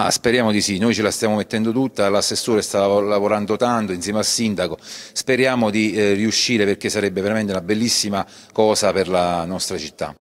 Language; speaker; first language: Italian; native; Italian